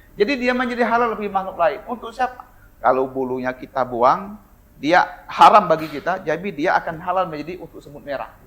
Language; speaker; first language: Indonesian; non-native, local second language; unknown